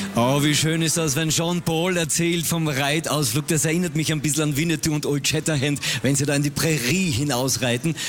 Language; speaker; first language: German; native; German